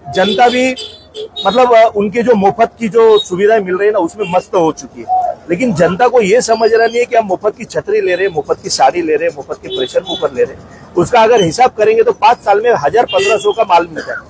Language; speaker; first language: Hindi; non-native, local second language; Marathi